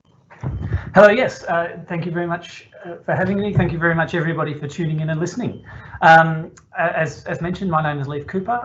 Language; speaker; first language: English; native; English